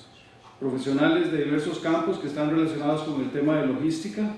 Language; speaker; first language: Spanish; native; Spanish